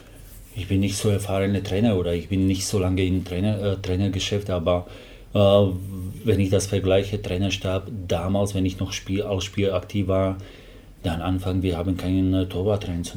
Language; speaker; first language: German; non-native, fluent; Slovak